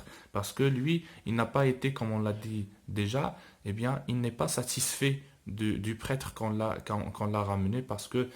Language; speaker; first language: French; non-native, local second language; Arabic